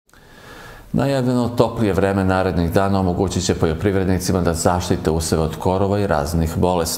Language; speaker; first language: Serbian; native; Serbian